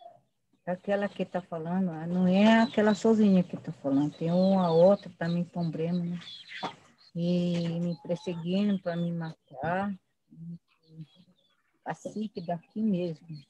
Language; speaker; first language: Portuguese; non-native, local second language; Guarani